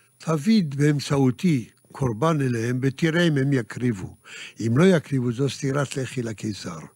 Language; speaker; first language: Hebrew; early bilingual, other home language; Yiddish